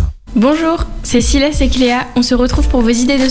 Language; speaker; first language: French; native; French